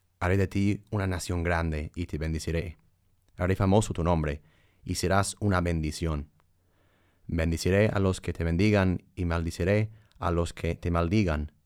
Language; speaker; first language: Spanish; early bilingual, heritage; Spanish